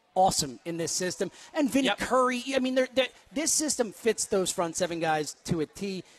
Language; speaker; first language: English; native; English